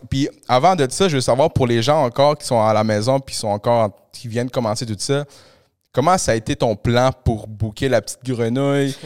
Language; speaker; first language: French; early bilingual, other home language; Spanish